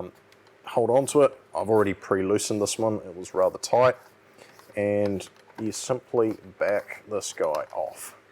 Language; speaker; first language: English; native; English